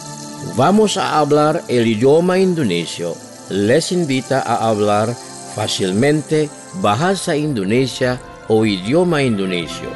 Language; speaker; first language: Spanish; non-native, fluent; Indonesian